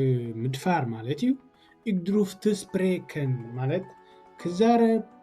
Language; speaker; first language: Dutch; non-native, learner; Tigrinya